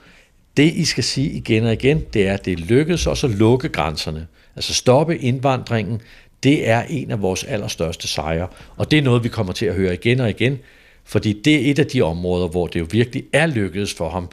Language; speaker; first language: Danish; native; Danish